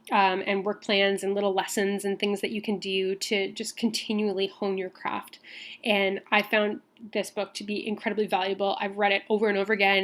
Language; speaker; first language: English; native; English